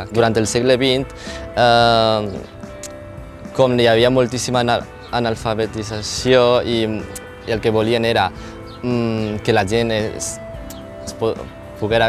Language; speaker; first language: Catalan; non-native, local second language; Chinese